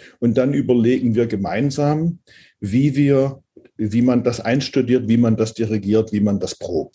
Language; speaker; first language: German; native; German